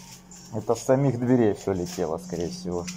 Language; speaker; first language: Russian; native; Russian